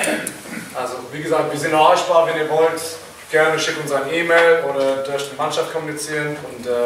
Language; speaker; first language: German; non-native, fluent; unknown